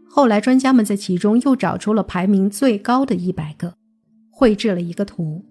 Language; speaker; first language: Chinese; native; Chinese